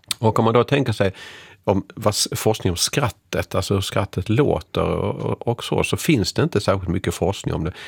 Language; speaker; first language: Swedish; native; Swedish